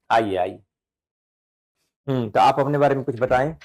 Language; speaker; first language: Hindi; native; Hindi